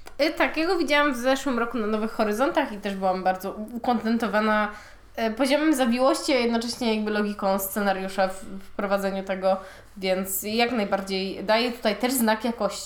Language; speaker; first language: Polish; native; Polish